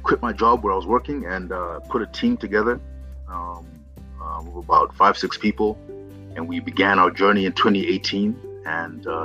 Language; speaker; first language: English; non-native, local second language; Shona